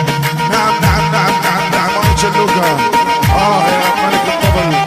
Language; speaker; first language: Arabic; native; Arabic